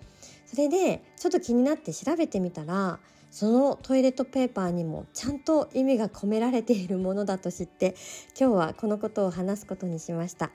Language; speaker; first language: Japanese; native; Japanese